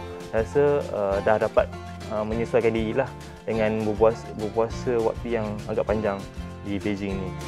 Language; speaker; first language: Malay; native; Malay